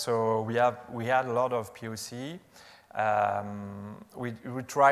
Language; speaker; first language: English; non-native, fluent; French